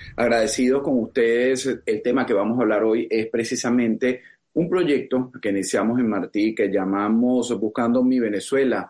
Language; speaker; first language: Spanish; native; Spanish